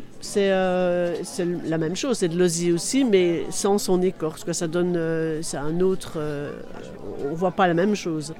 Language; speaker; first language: French; native; French